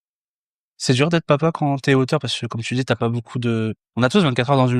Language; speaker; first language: French; native; French